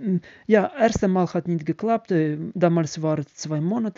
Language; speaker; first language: German; non-native, learner; Ukrainian